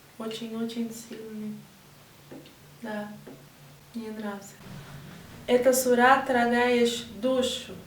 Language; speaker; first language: Russian; non-native, learner; Portuguese